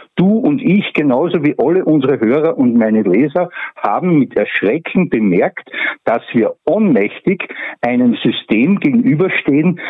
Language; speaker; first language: German; native; German